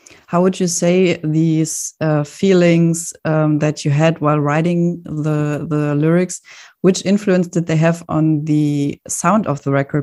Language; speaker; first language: English; non-native, fluent; German